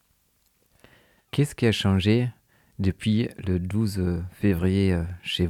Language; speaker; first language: French; native; French